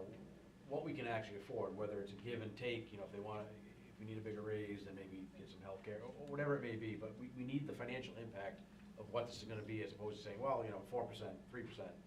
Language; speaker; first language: English; native; English